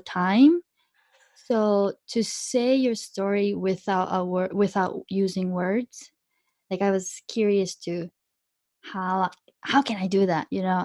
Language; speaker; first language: English; early bilingual, other home language; Japanese